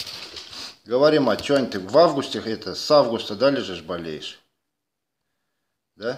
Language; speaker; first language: Russian; native; Russian